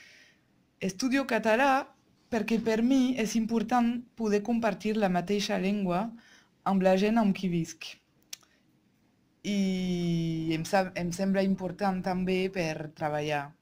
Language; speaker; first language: Catalan; non-native, learner; French